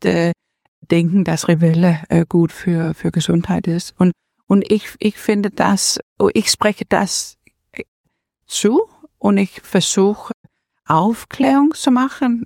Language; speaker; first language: German; non-native, learner; Danish